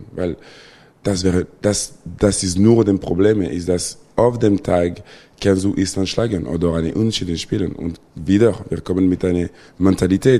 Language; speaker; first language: German; non-native, local second language; French